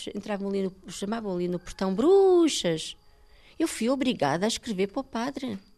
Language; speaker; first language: Portuguese; native; Portuguese